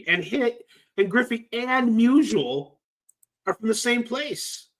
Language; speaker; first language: English; native; English